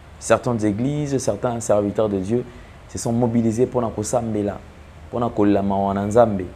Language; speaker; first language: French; non-native, local second language; Lingala